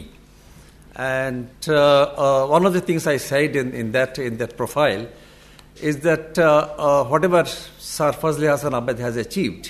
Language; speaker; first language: English; non-native, local second language; Bangla